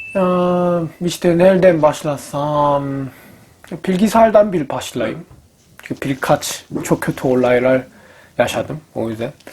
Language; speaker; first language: Turkish; non-native, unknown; Korean